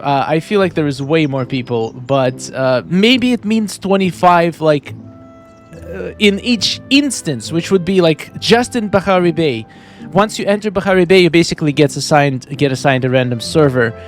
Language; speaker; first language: English; non-native, fluent; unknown